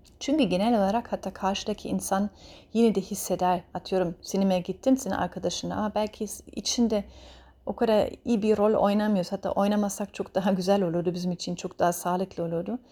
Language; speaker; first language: Turkish; early bilingual, heritage; Turkish